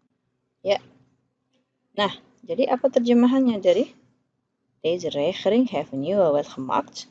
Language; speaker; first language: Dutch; non-native, fluent; Indonesian